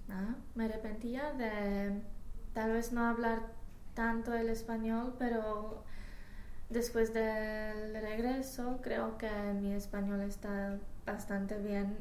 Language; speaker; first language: Spanish; non-native, fluent; Polish